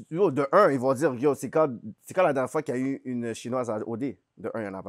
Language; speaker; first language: French; native; French